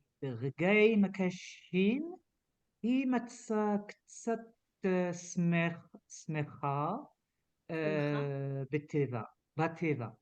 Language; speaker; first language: Hebrew; non-native, learner; French